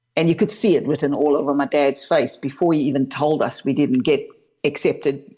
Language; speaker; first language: English; native; English